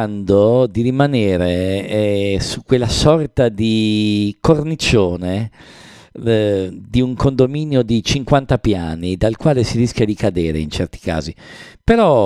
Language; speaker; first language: Italian; native; Italian